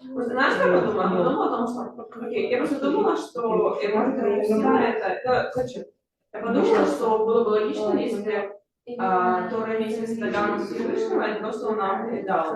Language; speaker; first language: Russian; early bilingual, heritage; Russian